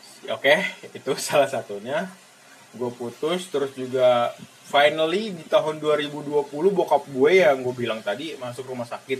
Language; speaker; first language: Indonesian; native; Indonesian